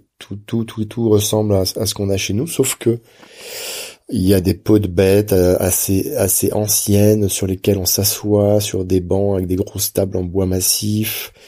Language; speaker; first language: French; native; French